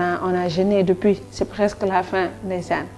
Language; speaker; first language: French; non-native, fluent; Wolof